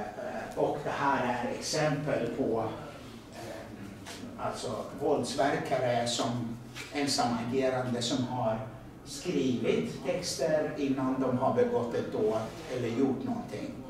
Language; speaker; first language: Swedish; non-native, fluent; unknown